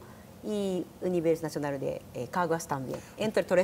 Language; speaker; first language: Spanish; non-native, learner; Japanese